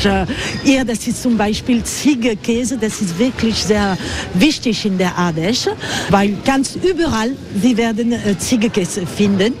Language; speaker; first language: German; non-native, learner; French